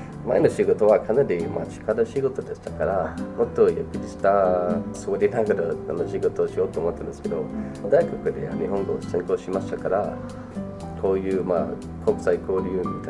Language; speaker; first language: Japanese; non-native, fluent; English